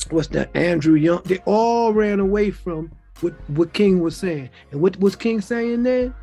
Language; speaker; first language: English; native; English